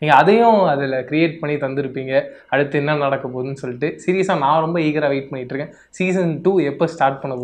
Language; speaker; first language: Tamil; native; Tamil